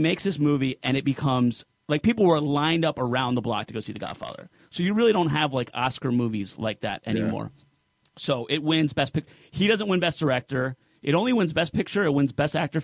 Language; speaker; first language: English; native; English